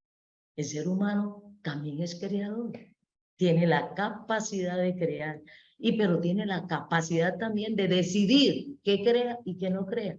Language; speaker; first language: Spanish; native; Spanish